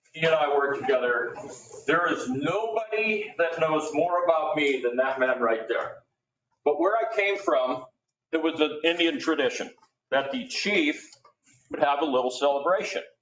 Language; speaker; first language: English; native; English